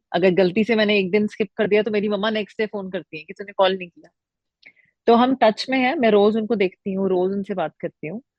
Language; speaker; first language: Hindi; native; Hindi